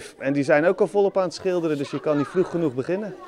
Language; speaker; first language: Dutch; native; Dutch